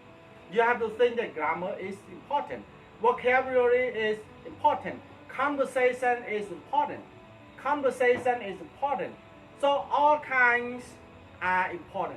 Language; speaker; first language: English; non-native, fluent; Khmer